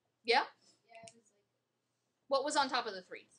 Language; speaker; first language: English; native; English